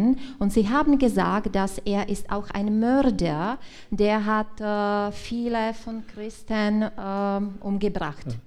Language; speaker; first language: German; non-native, learner; Czech